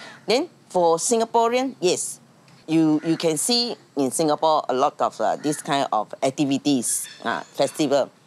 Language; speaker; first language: English; non-native, local second language; Chinese